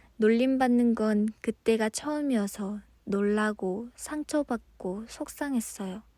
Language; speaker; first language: Korean; early bilingual, other home language; Mongolian